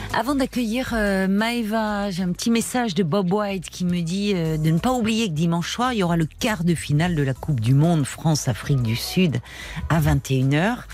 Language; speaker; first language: French; native; French